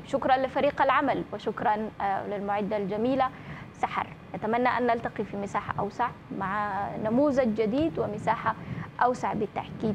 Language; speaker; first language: Arabic; native; Arabic